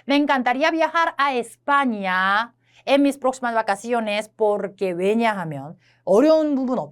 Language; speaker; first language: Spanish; non-native, fluent; Korean